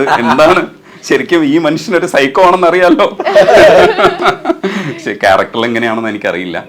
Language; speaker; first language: Malayalam; native; Malayalam